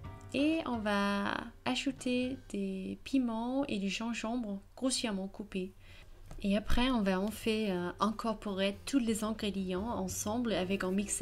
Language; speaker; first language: French; non-native, fluent; Danish